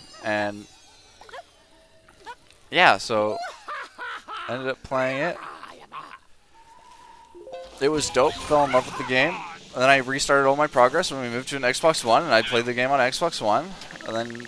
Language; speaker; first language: English; native; English